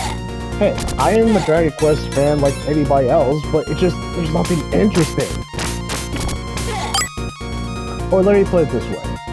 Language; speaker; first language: English; native; English